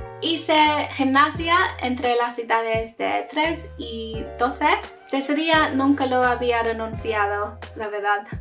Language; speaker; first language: Spanish; non-native, learner; English